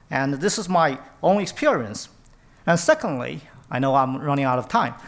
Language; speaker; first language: English; non-native, fluent; Chinese